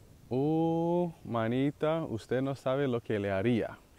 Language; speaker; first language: Spanish; non-native, fluent; English